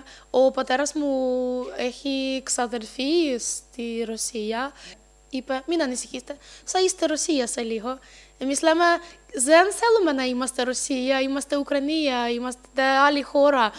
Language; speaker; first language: Greek; non-native, fluent; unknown